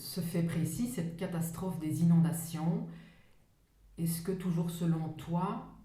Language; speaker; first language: French; native; French